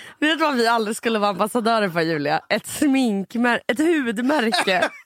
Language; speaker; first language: Swedish; native; Swedish